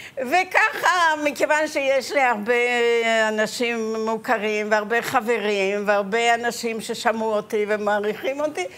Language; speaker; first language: Hebrew; early bilingual, other home language; Ukrainian